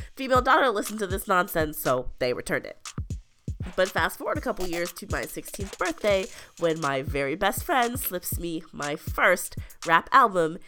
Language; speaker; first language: English; native; English